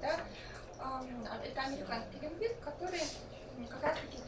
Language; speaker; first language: Russian; native; Russian